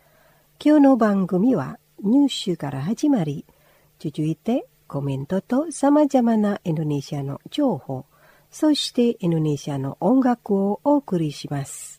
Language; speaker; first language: Japanese; non-native, fluent; Indonesian